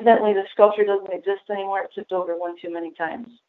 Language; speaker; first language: English; native; English